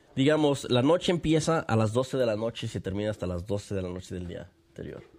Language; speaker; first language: Spanish; early bilingual, heritage; Spanish